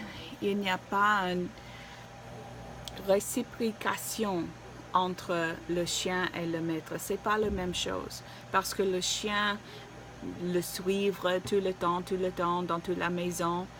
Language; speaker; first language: French; non-native, learner; English